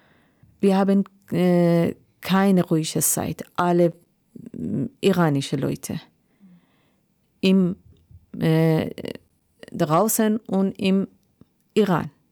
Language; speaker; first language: German; non-native, learner; Persian